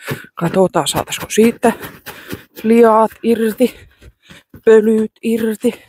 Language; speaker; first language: Finnish; native; Finnish